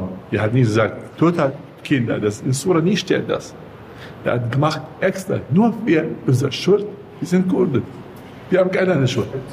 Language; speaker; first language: German; non-native, learner; Kurdish